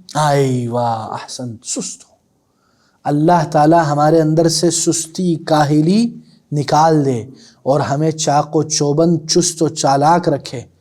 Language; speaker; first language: Urdu; native; Urdu